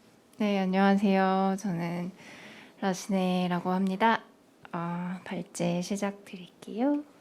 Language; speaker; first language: Korean; native; Korean